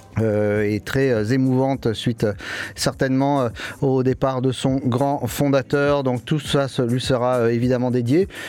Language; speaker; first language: French; native; French